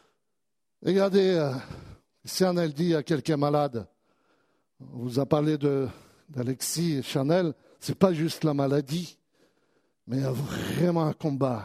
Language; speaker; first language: French; native; French